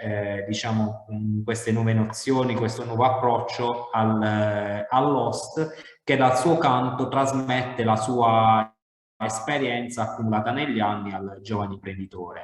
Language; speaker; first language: Italian; native; Italian